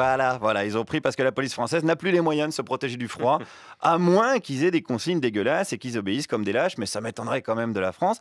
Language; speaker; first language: French; native; French